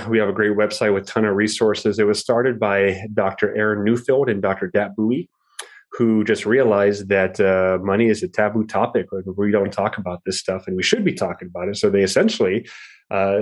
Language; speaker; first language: English; native; English